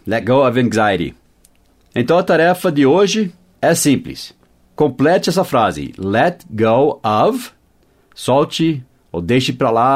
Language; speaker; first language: Portuguese; non-native, fluent; English